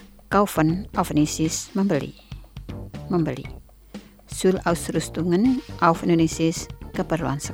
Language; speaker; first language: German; non-native, fluent; Indonesian